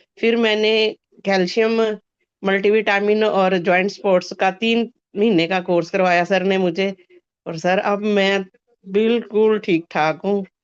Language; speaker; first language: Hindi; native; Hindi